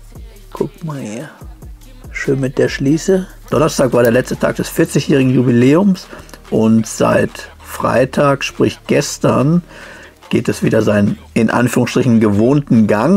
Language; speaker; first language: German; native; German